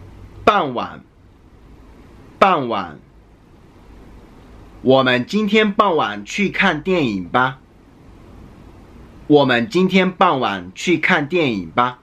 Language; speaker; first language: Chinese; non-native, fluent; Japanese